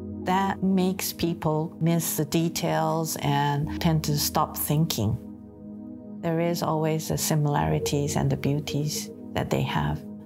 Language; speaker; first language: English; non-native, fluent; Japanese